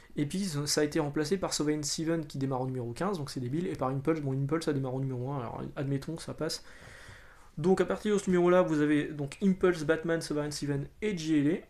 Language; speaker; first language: French; native; French